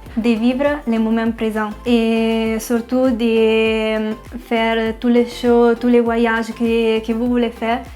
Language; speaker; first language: French; non-native, fluent; Italian